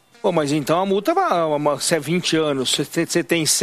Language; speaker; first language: Portuguese; native; Portuguese